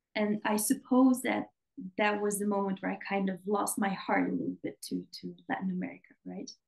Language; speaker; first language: English; non-native, fluent; Dutch